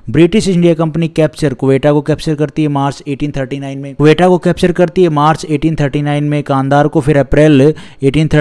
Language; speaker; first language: Hindi; native; Hindi